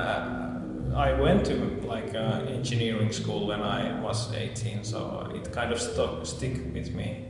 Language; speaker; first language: English; non-native, fluent; Finnish